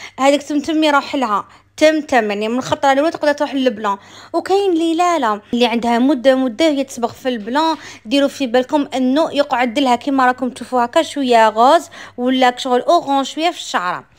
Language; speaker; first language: Arabic; native; Arabic